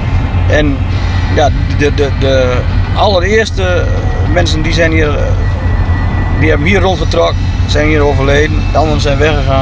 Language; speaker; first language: Dutch; native; Dutch